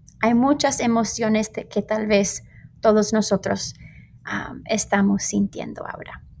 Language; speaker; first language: Spanish; non-native, fluent; English